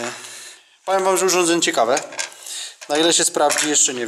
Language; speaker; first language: Polish; native; Polish